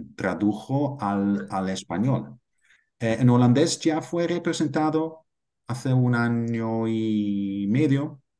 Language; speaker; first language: Spanish; non-native, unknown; Dutch